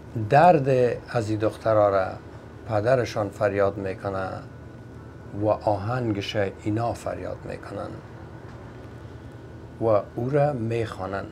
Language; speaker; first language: Persian; native; Persian